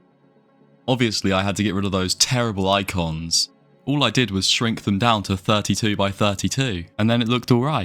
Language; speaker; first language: English; native; English